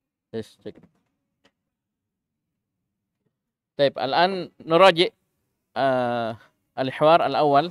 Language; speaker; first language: Arabic; non-native, fluent; Indonesian